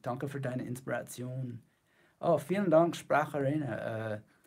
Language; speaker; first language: German; non-native, learner; English